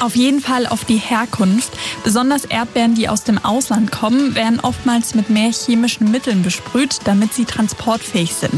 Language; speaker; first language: German; native; German